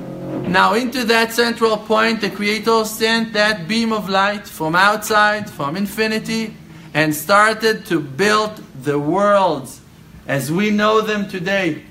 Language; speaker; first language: English; non-native, fluent; Hebrew